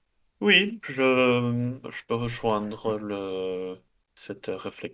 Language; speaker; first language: French; non-native, fluent; Dutch